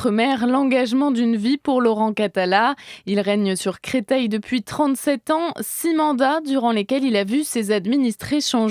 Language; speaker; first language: French; native; French